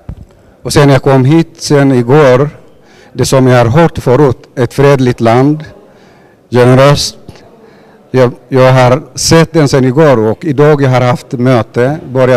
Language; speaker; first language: Swedish; non-native, fluent; Somali